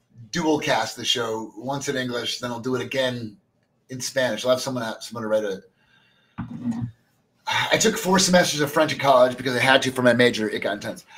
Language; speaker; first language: English; native; English